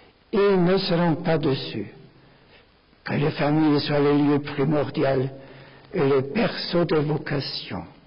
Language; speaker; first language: French; non-native, fluent; German